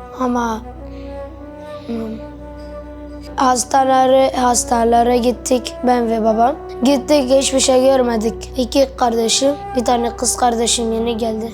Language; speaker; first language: Turkish; early bilingual, other home language; Arabic